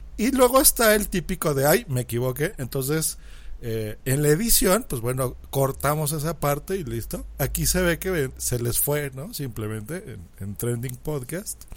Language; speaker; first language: Spanish; native; Spanish